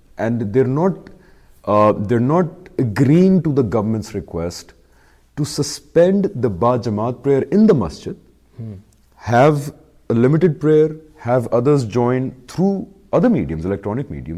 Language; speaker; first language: English; non-native, local second language; Urdu